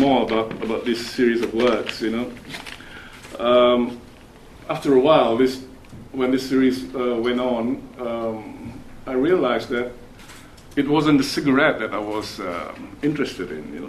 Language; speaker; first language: English; non-native, local second language; Malay